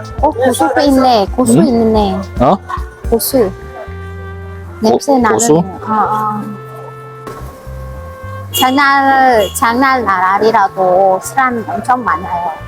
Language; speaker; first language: Korean; non-native, learner; Vietnamese